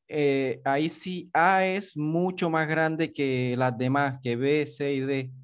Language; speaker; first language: Spanish; native; Spanish